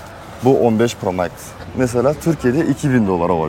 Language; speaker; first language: Turkish; non-native, learner; Kazakh